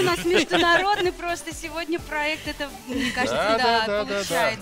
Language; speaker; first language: Russian; native; Russian